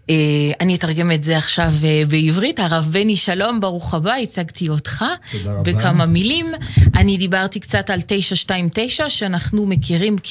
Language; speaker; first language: Hebrew; non-native, fluent; French